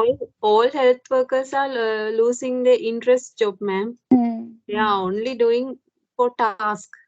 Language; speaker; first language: English; non-native, local second language; Sinhala